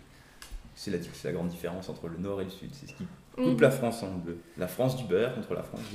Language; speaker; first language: French; native; French